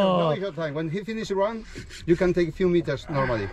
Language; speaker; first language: English; non-native, learner; French